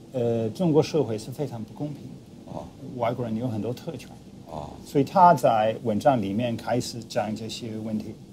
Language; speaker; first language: Chinese; non-native, fluent; English